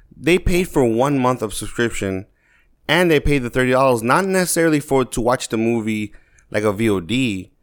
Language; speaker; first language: English; native; English